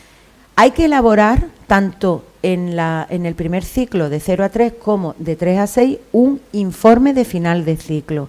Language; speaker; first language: Spanish; native; Spanish